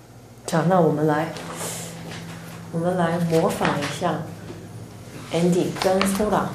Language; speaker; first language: Chinese; native; Chinese